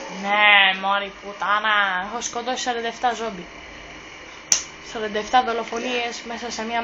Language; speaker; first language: Greek; native; Greek